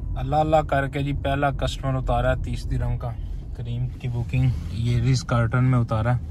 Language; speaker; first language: Urdu; non-native, local second language; Punjabi